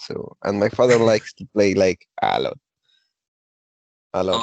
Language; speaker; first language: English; non-native, learner; Spanish